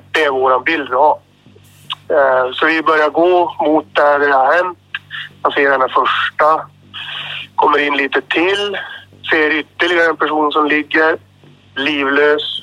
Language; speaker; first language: Swedish; native; Swedish